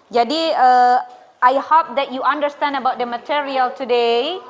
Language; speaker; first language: English; non-native, fluent; Indonesian